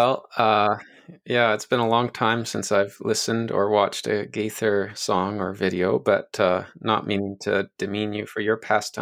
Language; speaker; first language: English; native; English